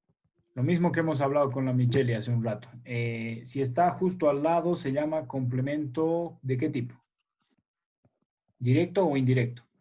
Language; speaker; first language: Spanish; native; Spanish